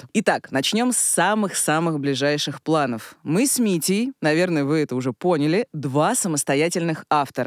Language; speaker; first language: Russian; native; Russian